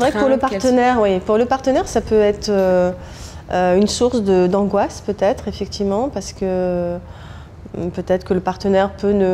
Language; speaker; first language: French; native; French